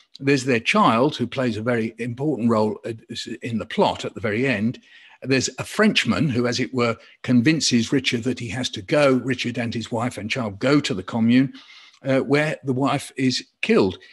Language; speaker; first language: English; native; English